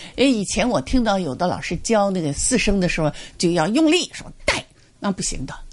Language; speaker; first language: Chinese; non-native, local second language; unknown